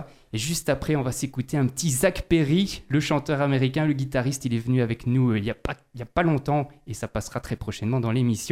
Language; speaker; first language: French; native; French